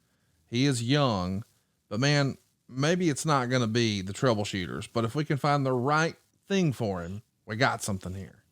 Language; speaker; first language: English; native; English